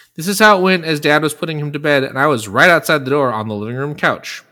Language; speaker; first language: English; native; English